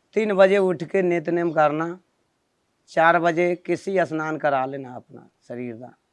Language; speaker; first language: Punjabi; non-native, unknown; Nepali